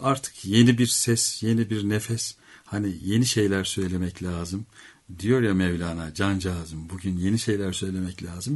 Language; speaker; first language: Turkish; native; Turkish